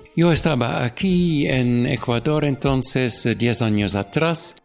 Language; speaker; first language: Spanish; non-native, learner; Dutch